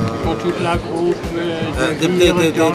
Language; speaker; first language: French; non-native, learner; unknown